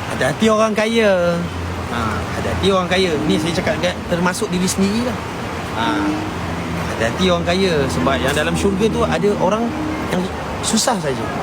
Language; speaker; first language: Malay; native; Malay